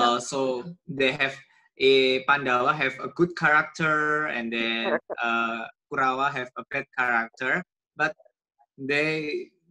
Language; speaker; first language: English; non-native, learner; Indonesian